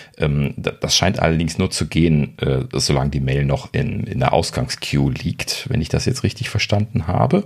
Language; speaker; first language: German; native; German